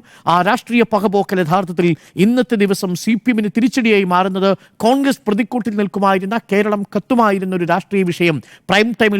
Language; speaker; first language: Malayalam; native; Malayalam